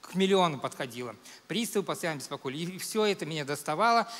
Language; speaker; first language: Russian; native; Russian